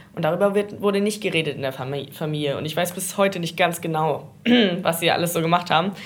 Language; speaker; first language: German; early bilingual, heritage; Danish